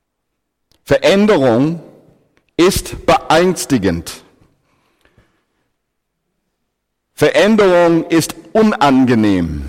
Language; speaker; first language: German; non-native, fluent; English